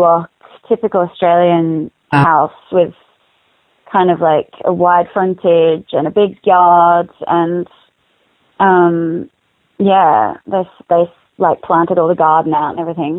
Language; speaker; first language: English; native; English